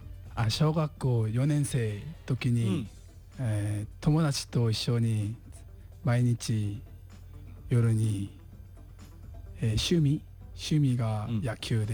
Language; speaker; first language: Japanese; non-native, learner; Korean